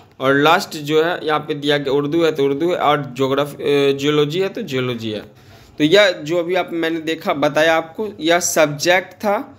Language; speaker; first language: Hindi; native; Hindi